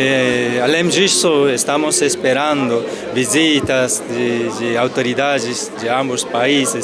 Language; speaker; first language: Portuguese; non-native, fluent; Japanese